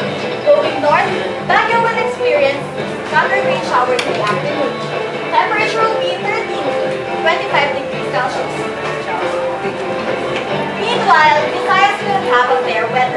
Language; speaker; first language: English; non-native, local second language; Filipino